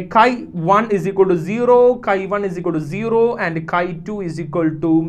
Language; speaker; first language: English; non-native, local second language; Malayalam